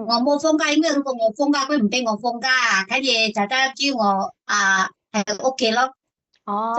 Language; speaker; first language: Cantonese; non-native, learner; Indonesian